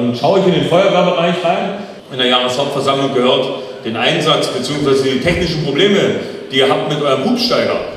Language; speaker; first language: German; native; German